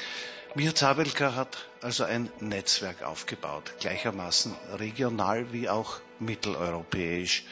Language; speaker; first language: German; native; German